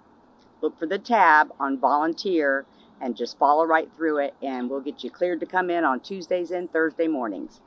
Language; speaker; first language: English; native; English